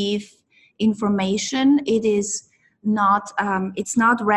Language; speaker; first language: English; non-native, fluent; Swiss German